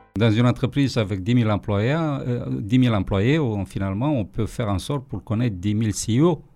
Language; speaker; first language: French; non-native, fluent; Romanian